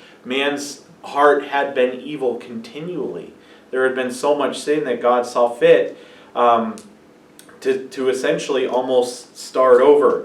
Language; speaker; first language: English; native; English